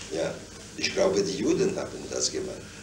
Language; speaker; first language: German; non-native, fluent; French